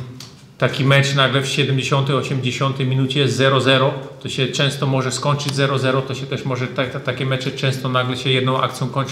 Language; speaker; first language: Polish; early bilingual, heritage; German